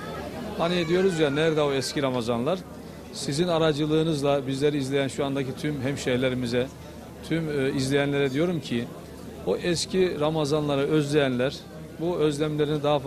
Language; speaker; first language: Turkish; native; Turkish